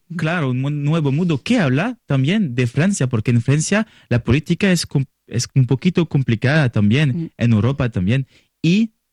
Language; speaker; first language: Spanish; non-native, learner; French